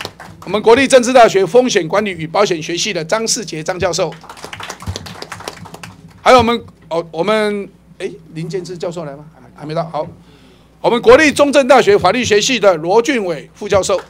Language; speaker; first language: Chinese; native; Chinese